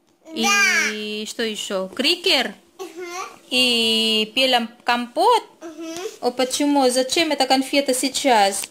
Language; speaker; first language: Russian; non-native, learner; Filipino